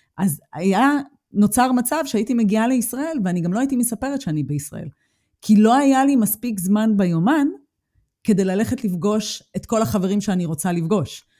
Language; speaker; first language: Hebrew; native; Hebrew